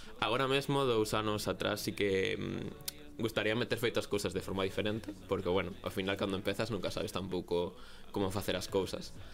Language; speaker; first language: Galician; non-native, local second language; Spanish